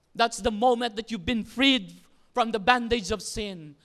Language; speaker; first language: English; non-native, local second language; Filipino